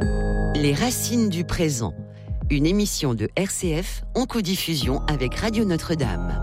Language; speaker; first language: French; native; French